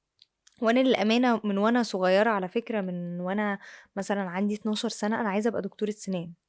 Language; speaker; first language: Arabic; native; Arabic